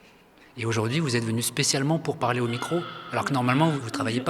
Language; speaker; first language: French; native; French